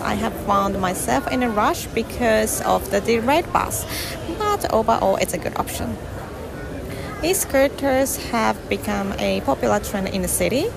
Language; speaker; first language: English; non-native, fluent; Japanese